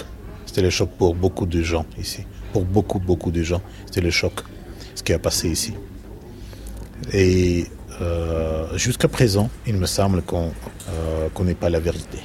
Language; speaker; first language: French; non-native, fluent; Russian